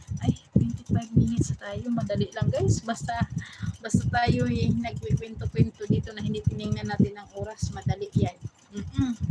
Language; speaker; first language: Filipino; non-native, local second language; Cebuano